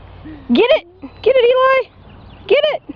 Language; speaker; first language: English; native; English